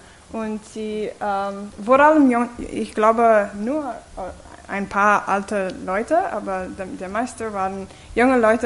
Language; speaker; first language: German; non-native, fluent; English